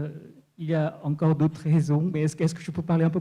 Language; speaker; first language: French; non-native, fluent; Korean